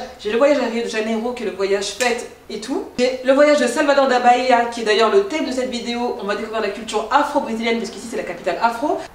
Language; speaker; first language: French; native; French